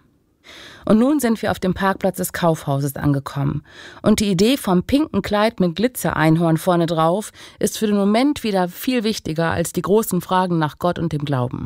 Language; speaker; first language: German; native; German